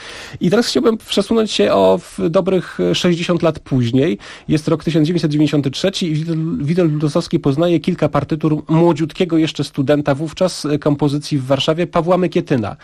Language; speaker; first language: Polish; native; Polish